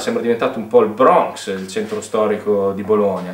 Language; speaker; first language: Italian; native; Italian